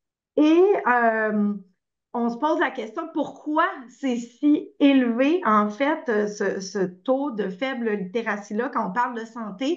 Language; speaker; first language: French; native; French